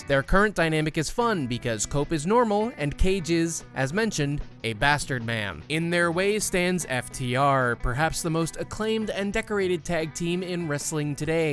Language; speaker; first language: English; native; English